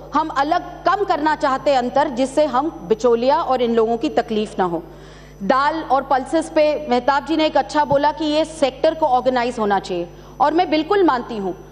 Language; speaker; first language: Hindi; non-native, local second language; Marathi